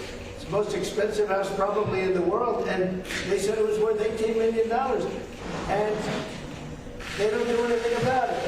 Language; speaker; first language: English; native; English